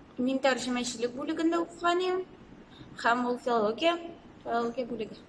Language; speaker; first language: Tatar; non-native, local second language; Russian